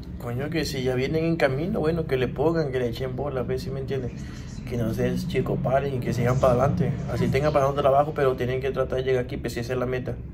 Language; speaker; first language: Spanish; native; Spanish